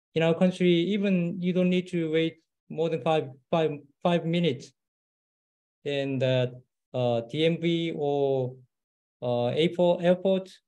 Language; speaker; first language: English; non-native, learner; Korean